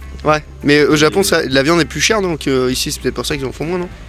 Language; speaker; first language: French; native; French